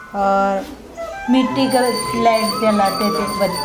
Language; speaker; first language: Hindi; early bilingual, other home language; Nepali